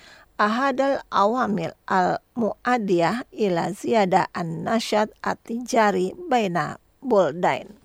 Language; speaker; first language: Arabic; non-native, fluent; Indonesian